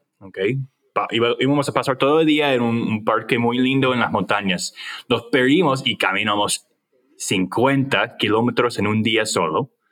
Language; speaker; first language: Spanish; non-native, fluent; English